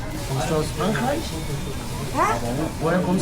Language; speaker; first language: German; non-native, learner; Bangla